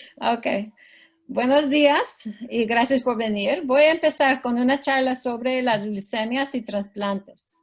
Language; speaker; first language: Spanish; non-native, fluent; English